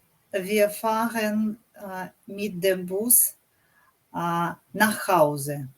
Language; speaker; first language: German; non-native, learner; English